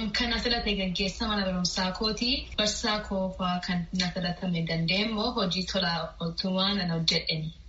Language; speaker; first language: Oromo; early bilingual, heritage; Oromo